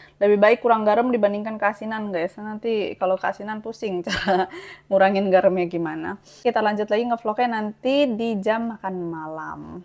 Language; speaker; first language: Indonesian; native; Indonesian